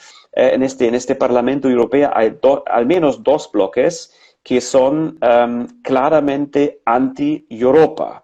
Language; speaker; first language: Spanish; non-native, fluent; German